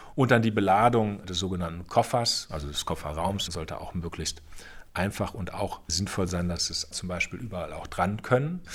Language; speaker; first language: German; native; German